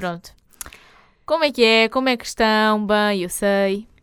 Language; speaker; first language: Portuguese; native; Portuguese